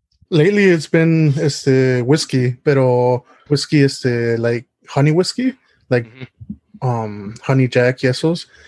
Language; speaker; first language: English; early bilingual, other home language; Spanish